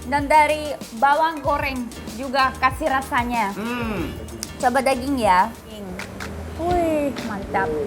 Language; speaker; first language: Indonesian; non-native, fluent; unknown